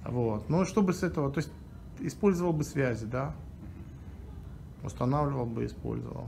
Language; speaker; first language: Russian; native; Russian